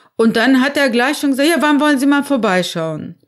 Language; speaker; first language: German; early bilingual, other home language; Turkish